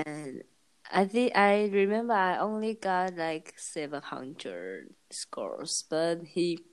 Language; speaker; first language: English; non-native, learner; Chinese